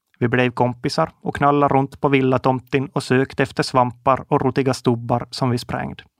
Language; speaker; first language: Swedish; native; Swedish